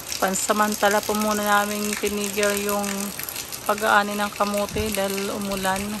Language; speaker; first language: Filipino; non-native, local second language; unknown